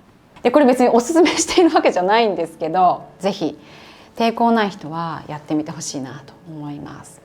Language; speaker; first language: Japanese; native; Japanese